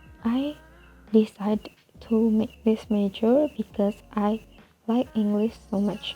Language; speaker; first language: English; non-native, fluent; Indonesian